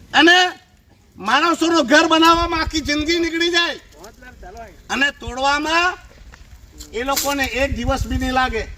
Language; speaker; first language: Gujarati; non-native, local second language; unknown